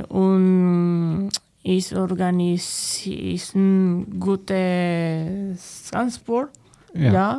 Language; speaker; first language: German; non-native, learner; Spanish